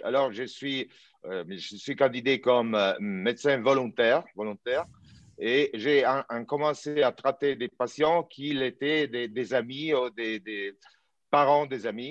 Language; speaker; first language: French; non-native, fluent; Italian